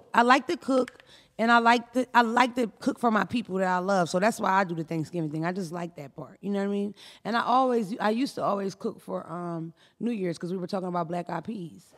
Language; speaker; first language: English; native; English